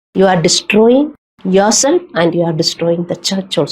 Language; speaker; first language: English; non-native, local second language; Kannada